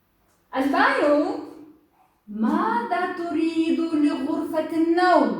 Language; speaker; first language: Arabic; non-native, fluent; Kyrgyz